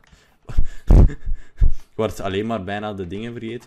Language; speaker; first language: Dutch; native; Dutch